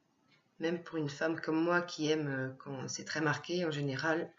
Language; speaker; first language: French; native; French